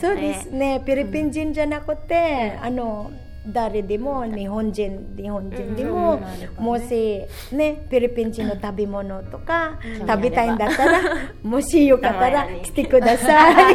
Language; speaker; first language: Japanese; non-native, learner; Filipino